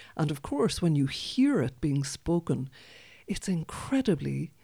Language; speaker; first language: English; non-native, local second language; Irish